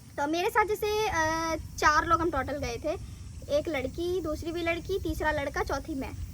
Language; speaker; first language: Hindi; native; Hindi